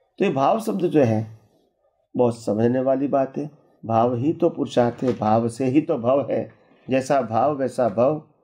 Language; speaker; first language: Hindi; non-native, local second language; Gujarati